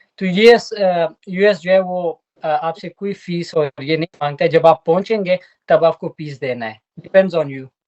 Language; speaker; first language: Urdu; non-native, local second language; Pashto